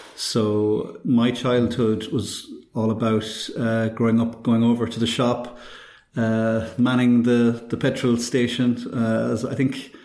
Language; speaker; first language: English; native; English